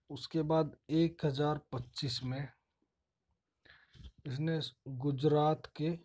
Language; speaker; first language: Hindi; native; Hindi